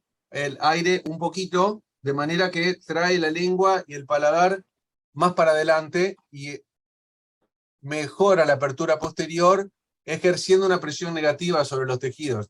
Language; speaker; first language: Spanish; native; Spanish